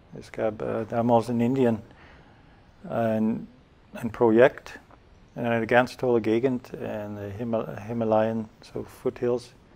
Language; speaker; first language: German; non-native, fluent; English